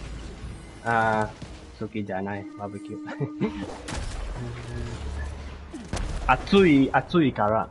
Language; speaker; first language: Japanese; non-native, learner; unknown